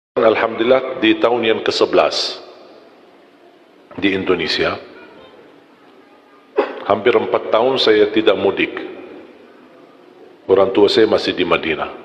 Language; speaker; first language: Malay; non-native, fluent; Arabic